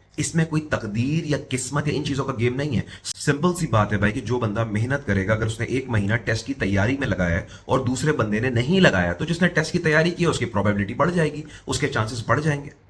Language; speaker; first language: Urdu; native; Urdu